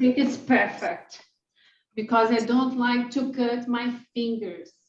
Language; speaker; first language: English; non-native, learner; Portuguese